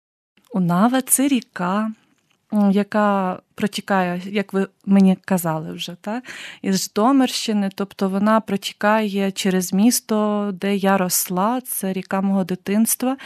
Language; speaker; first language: Ukrainian; native; Ukrainian